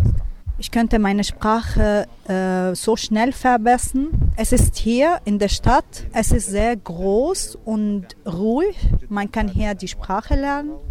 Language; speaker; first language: German; non-native, learner; Arabic